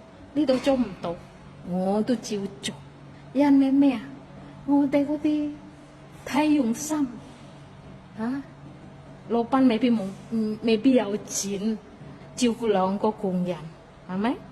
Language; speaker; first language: Cantonese; non-native, fluent; Indonesian